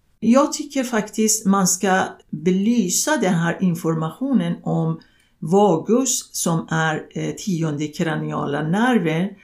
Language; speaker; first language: Swedish; non-native, fluent; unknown